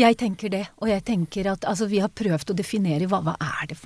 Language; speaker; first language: Norwegian; non-native, fluent; Hebrew